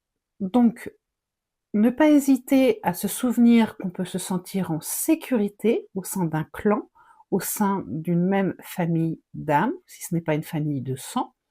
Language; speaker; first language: French; native; French